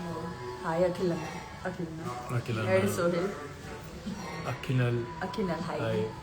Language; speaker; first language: Telugu; non-native, learner; Gujarati